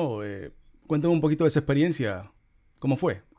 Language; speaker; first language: Spanish; native; Spanish